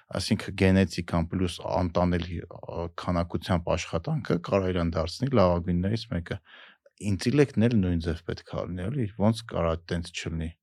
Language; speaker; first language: Armenian; native; Armenian